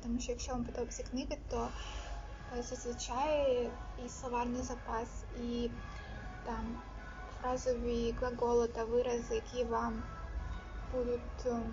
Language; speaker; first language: Ukrainian; non-native, local second language; Russian